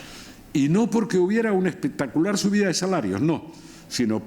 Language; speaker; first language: Spanish; native; Spanish